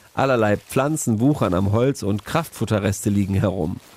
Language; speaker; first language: German; native; German